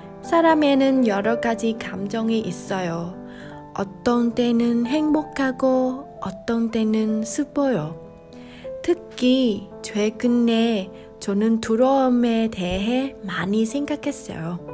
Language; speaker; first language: Korean; non-native, learner; Vietnamese